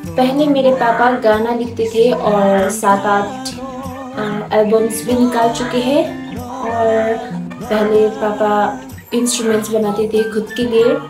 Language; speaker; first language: Hindi; non-native, local second language; Nepali